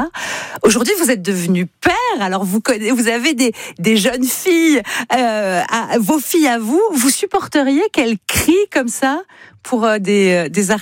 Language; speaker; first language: French; native; French